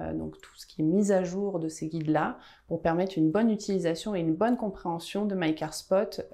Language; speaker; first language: French; native; French